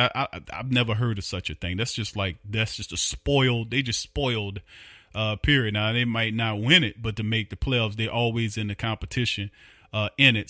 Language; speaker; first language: English; native; English